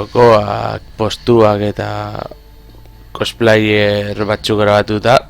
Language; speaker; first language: Basque; non-native, local second language; Spanish